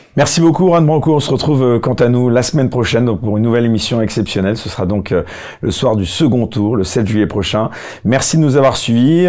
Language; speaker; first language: French; native; French